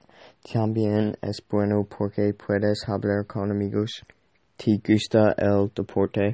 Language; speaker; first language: Spanish; non-native, learner; English